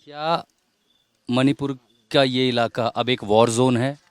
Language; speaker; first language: Hindi; native; Hindi